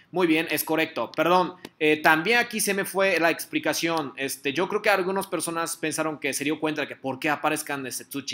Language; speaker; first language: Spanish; non-native, fluent; Japanese